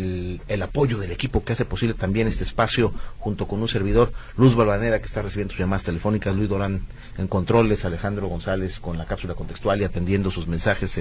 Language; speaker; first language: Spanish; native; Spanish